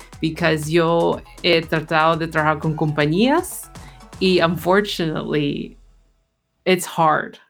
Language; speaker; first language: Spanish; early bilingual, heritage; Spanish